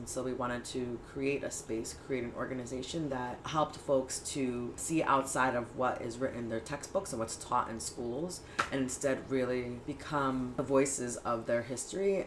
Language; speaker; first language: English; early bilingual, other home language; Spanish